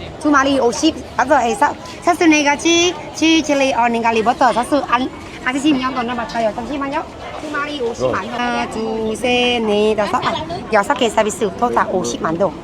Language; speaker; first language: Korean; non-native, learner; Vietnamese